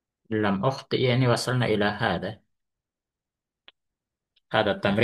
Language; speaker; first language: Arabic; non-native, fluent; Indonesian